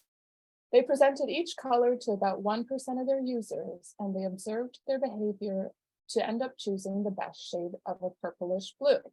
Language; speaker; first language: English; native; English